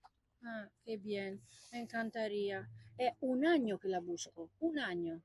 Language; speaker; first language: Spanish; non-native, learner; Italian